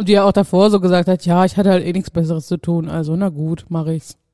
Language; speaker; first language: German; native; German